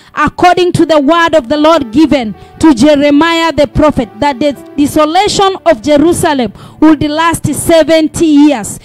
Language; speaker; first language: English; non-native, local second language; Swahili